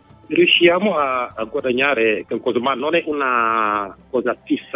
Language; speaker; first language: Italian; non-native, fluent; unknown